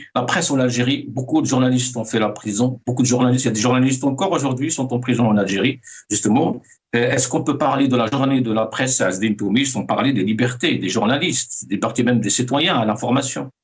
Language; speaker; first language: French; non-native, local second language; Arabic